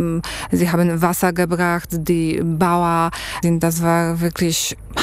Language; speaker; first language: German; non-native, learner; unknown